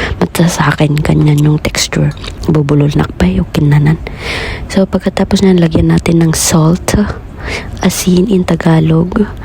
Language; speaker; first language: Filipino; non-native, local second language; Iloko